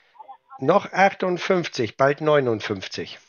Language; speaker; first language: German; native; German